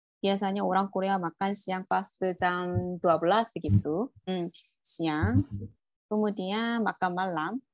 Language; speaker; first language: Indonesian; non-native, learner; Korean